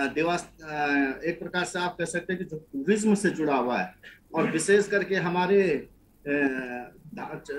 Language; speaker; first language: Hindi; native; Hindi